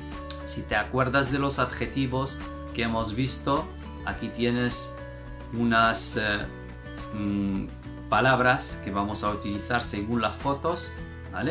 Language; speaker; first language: Spanish; non-native, fluent; Arabic